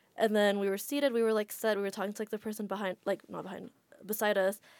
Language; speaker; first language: English; non-native, fluent; Indonesian